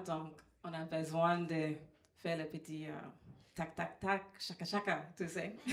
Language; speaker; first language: French; non-native, fluent; English